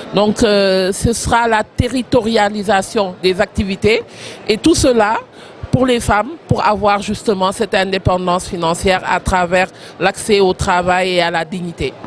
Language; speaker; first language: French; non-native, local second language; Wolof